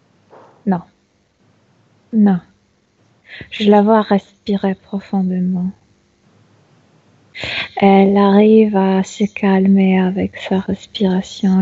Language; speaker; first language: French; non-native, fluent; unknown